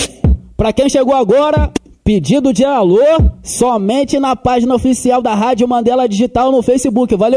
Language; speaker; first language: Portuguese; native; Portuguese